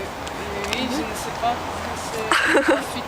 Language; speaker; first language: French; non-native, learner; Dutch